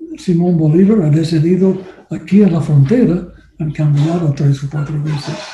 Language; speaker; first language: Spanish; non-native, learner; English